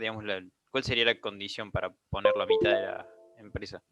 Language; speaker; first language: Spanish; native; Spanish